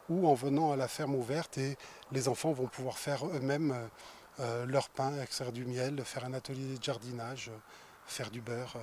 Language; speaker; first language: French; native; French